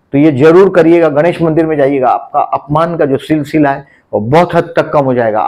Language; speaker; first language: Hindi; native; Hindi